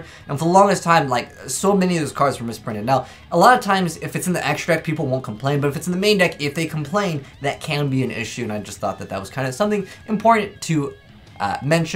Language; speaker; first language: English; native; English